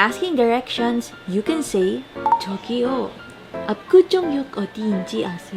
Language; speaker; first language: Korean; non-native, learner; Filipino